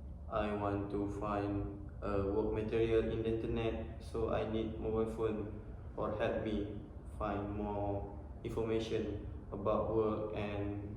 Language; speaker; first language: English; non-native, learner; Malay